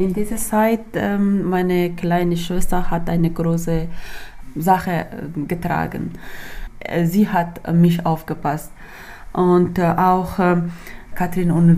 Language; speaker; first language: German; non-native, learner; Persian